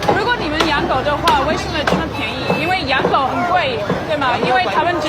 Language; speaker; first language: Chinese; non-native, fluent; English